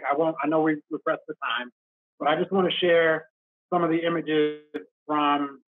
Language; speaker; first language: English; native; English